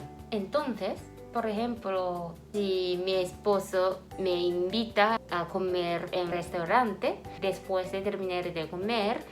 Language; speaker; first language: Spanish; non-native, fluent; Japanese